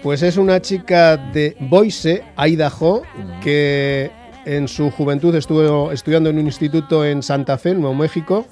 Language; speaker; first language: Spanish; native; Spanish